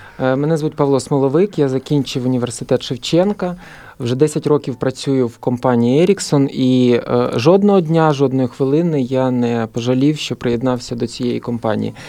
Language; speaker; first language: Ukrainian; native; Ukrainian